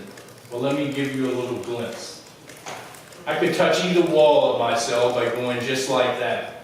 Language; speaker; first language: English; native; English